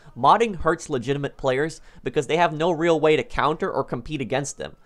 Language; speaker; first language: English; native; English